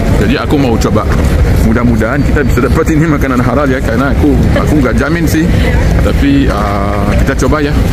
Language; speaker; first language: Indonesian; non-native, fluent; French